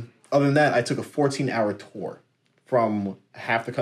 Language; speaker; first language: English; native; English